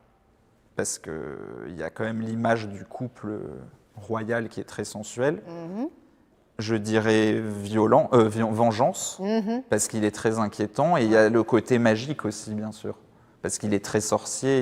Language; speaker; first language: French; native; French